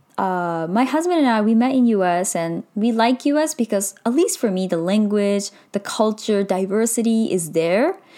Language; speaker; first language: English; native; English